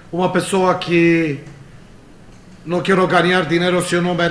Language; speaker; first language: Portuguese; non-native, fluent; Romanian